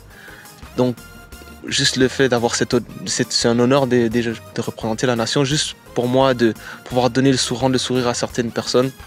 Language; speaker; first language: French; native; French